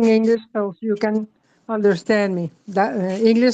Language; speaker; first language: English; non-native, fluent; Spanish